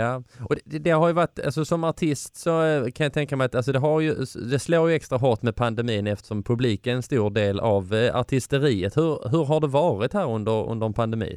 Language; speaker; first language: Swedish; native; Swedish